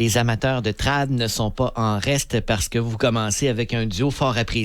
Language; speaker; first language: French; native; French